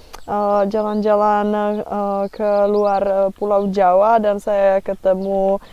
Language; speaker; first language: Indonesian; non-native, fluent; Czech